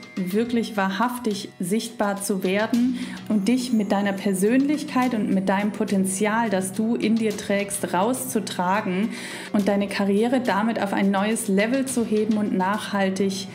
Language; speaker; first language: German; native; German